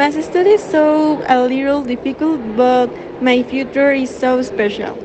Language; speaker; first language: English; non-native, learner; Spanish